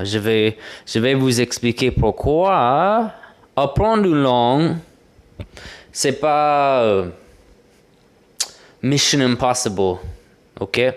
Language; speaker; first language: French; non-native, fluent; English